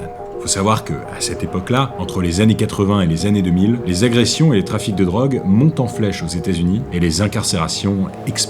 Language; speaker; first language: French; native; French